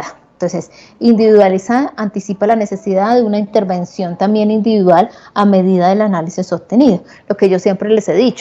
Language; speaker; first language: Spanish; native; Spanish